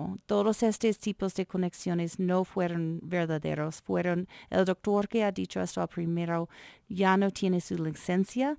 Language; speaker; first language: Spanish; non-native, fluent; English